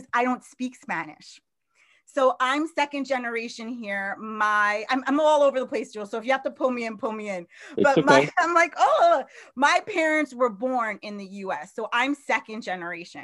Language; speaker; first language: English; native; English